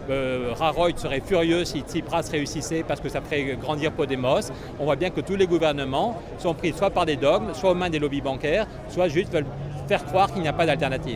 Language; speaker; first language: French; native; French